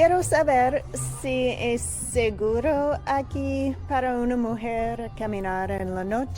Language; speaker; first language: Spanish; non-native, learner; English